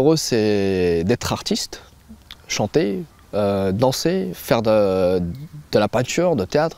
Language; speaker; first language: French; non-native, fluent; Persian